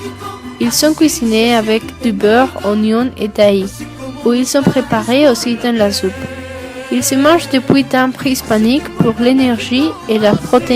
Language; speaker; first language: French; non-native, learner; Spanish